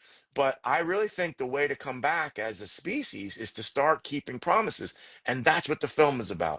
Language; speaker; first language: English; native; English